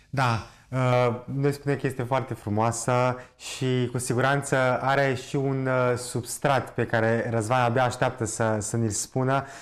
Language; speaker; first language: Romanian; native; Romanian